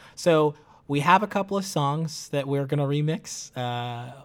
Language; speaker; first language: English; early bilingual, other home language; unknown